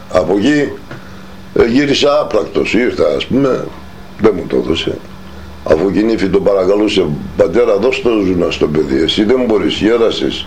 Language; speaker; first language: Greek; non-native, local second language; Turkish